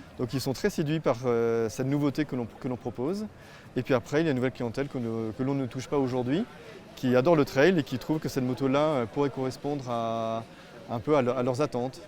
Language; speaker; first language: French; native; French